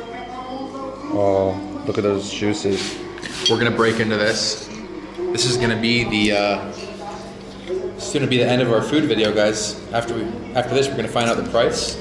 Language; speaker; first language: English; native; English